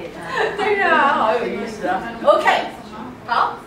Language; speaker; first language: Chinese; non-native, fluent; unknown